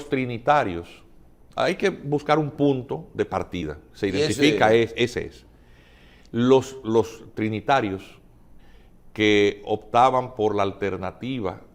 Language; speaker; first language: Spanish; native; Spanish